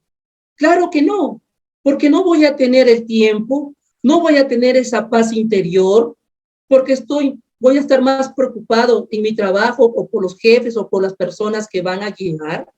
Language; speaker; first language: Spanish; native; Spanish